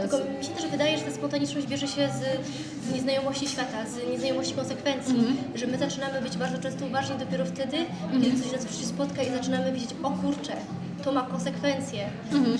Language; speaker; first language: Polish; native; Polish